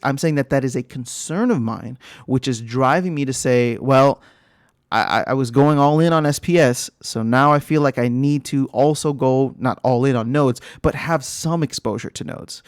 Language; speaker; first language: English; native; English